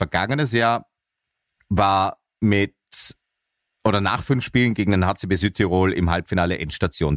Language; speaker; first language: German; native; German